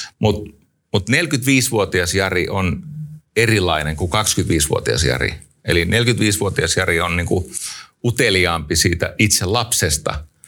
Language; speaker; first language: Finnish; native; Finnish